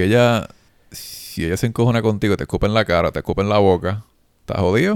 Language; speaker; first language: Spanish; native; Spanish